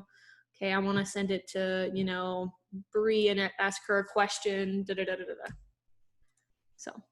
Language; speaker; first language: English; native; English